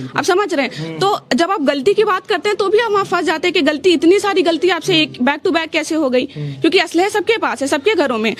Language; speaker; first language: Hindi; native; Hindi